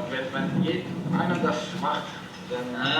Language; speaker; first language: German; non-native, learner; Dutch